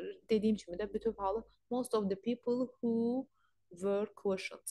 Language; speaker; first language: English; non-native, fluent; Azerbaijani